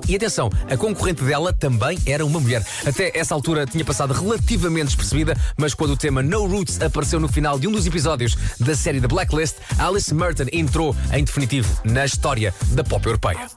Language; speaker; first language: Portuguese; native; Portuguese